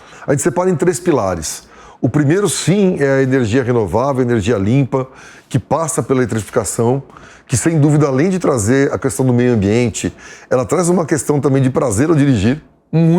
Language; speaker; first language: Portuguese; native; Portuguese